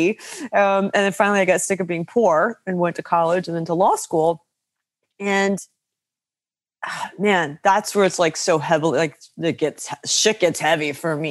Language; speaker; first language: English; native; English